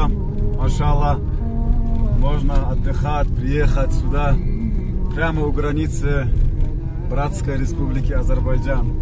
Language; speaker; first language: Russian; non-native, local second language; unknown